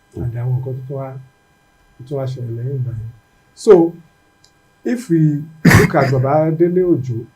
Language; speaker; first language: English; non-native, local second language; Yoruba